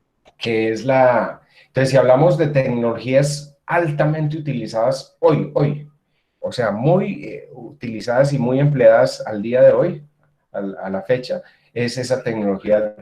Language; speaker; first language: Spanish; native; Spanish